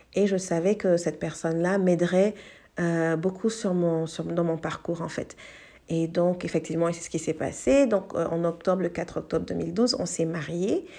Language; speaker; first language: French; non-native, local second language; English